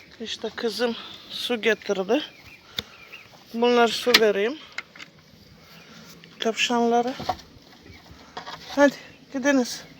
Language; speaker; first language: Turkish; non-native, learner; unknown